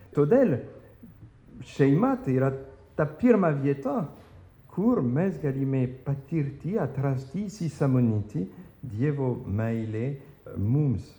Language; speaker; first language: Lithuanian; non-native, fluent; French